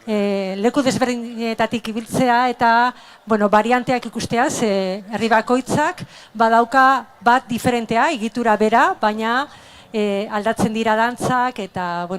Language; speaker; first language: Basque; native; Basque